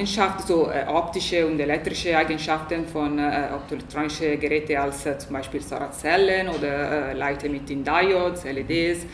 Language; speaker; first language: German; non-native, learner; Italian